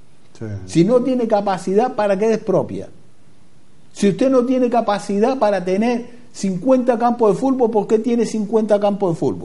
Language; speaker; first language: Spanish; native; Spanish